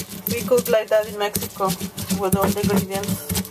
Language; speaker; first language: English; non-native, learner; Spanish